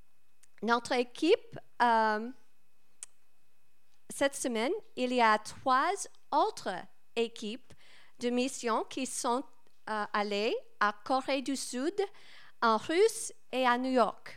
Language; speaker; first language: French; non-native, learner; English